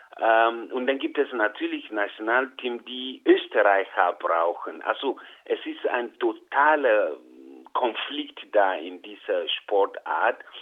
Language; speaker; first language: German; non-native, fluent; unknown